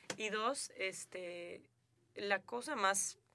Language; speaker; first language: Spanish; native; Spanish